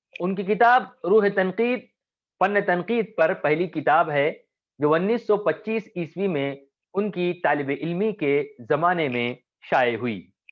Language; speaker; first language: Urdu; native; Urdu